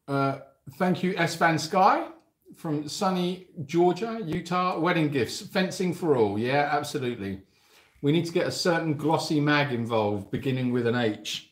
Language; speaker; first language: English; native; English